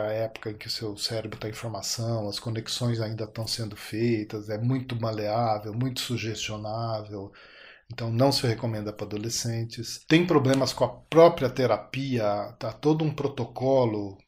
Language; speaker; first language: Portuguese; native; Portuguese